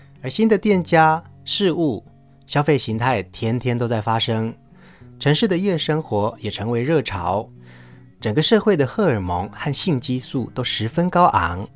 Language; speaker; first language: Chinese; native; Chinese